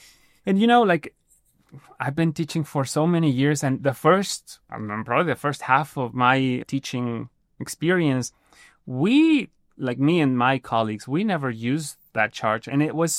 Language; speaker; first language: English; non-native, fluent; Spanish